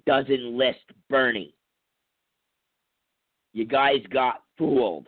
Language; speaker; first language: English; native; English